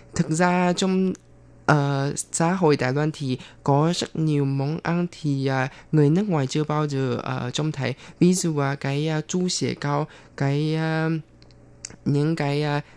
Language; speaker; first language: Vietnamese; non-native, fluent; Chinese